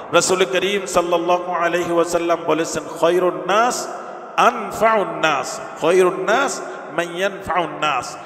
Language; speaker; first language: Bangla; native; Bangla